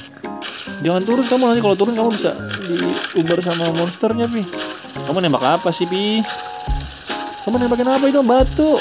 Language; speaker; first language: Indonesian; native; Indonesian